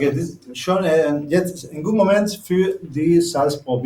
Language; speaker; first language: German; non-native, learner; Spanish